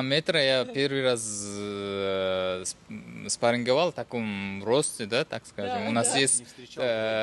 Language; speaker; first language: Russian; non-native, fluent; Uzbek